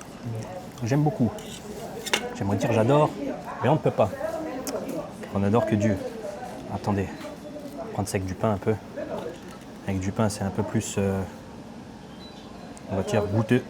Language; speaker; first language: French; native; French